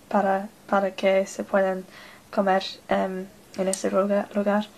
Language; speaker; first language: Spanish; non-native, learner; English